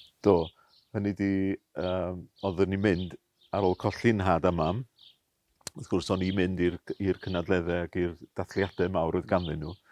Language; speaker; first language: Welsh; native; Welsh